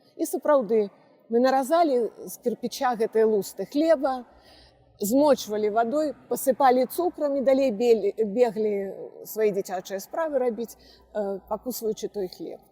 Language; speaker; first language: Belarusian; native; Belarusian